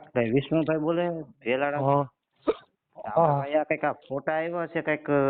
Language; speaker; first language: Gujarati; native; Gujarati